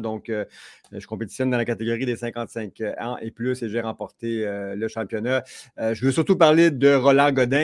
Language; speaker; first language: French; native; French